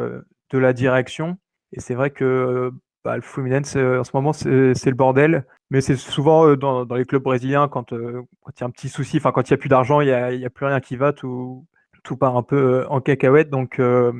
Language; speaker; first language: French; native; French